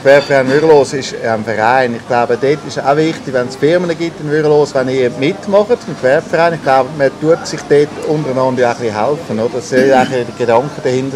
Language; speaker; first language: German; native; German